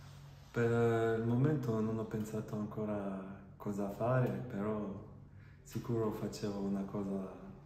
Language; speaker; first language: Italian; non-native, fluent; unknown